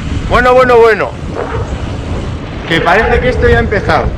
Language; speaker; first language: Spanish; native; Spanish